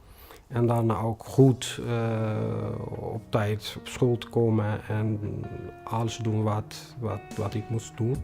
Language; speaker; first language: Dutch; non-native, fluent; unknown